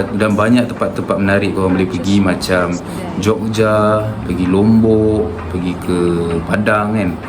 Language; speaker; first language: Malay; native; Malay